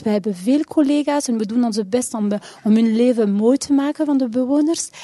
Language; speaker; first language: Dutch; non-native, local second language; French